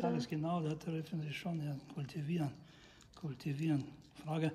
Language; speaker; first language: German; non-native, fluent; Russian